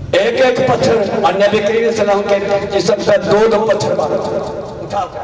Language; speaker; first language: Urdu; non-native, local second language; Punjabi